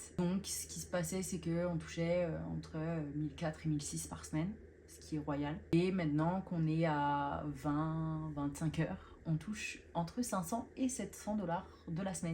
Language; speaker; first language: French; native; French